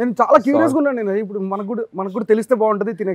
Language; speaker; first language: Telugu; native; Telugu